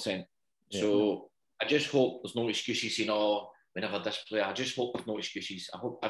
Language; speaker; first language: English; native; English